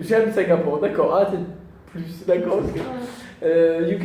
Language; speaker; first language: French; non-native, fluent; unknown